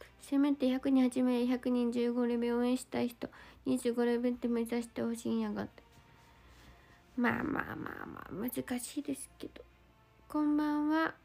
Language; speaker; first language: Japanese; native; Japanese